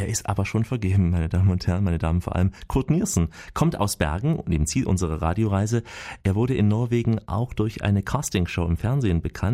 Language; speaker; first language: German; native; German